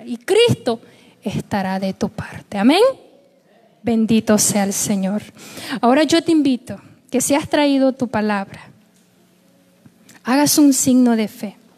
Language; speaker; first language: Spanish; native; Spanish